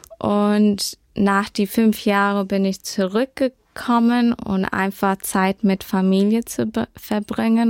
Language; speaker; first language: German; early bilingual, heritage; German